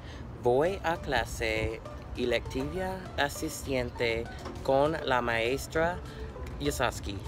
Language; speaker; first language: Spanish; non-native, learner; English